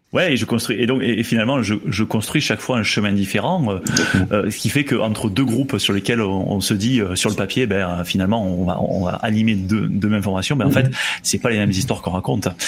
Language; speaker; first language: French; native; French